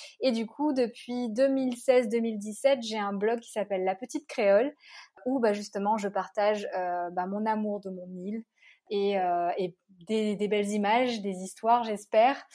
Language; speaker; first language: French; native; French